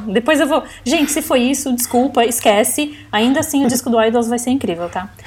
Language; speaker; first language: Portuguese; native; Portuguese